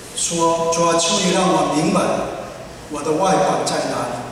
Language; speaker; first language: Chinese; non-native, fluent; Korean